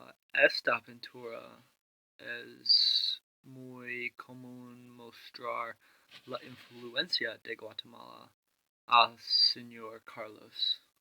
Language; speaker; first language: Spanish; non-native, learner; English